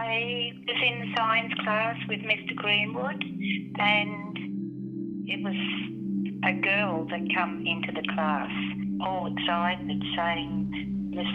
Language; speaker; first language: English; native; English